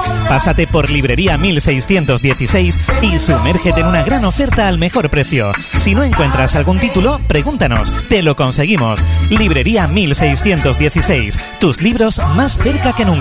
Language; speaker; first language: Spanish; native; Spanish